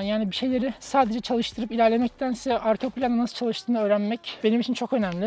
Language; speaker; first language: Turkish; native; Turkish